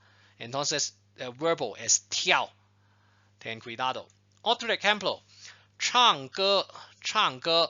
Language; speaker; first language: Spanish; non-native, fluent; Chinese